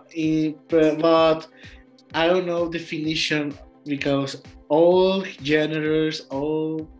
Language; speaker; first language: English; non-native, learner; Spanish